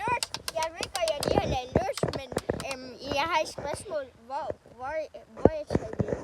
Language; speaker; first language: Danish; native; Danish